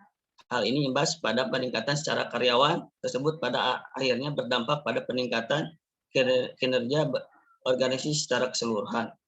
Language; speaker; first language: Indonesian; native; Indonesian